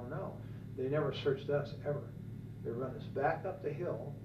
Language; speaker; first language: English; native; English